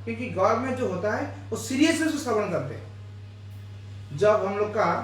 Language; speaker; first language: Hindi; non-native, local second language; Bangla